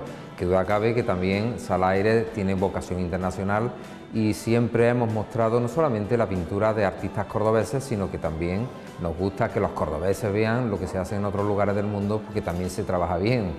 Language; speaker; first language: Spanish; native; Spanish